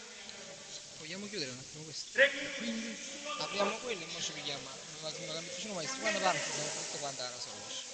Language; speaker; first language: Italian; native; Italian